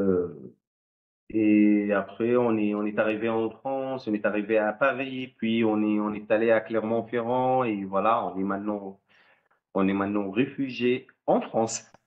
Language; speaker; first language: French; non-native, fluent; Arabic